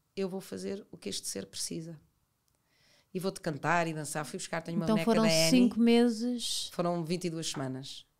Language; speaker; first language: Portuguese; native; Portuguese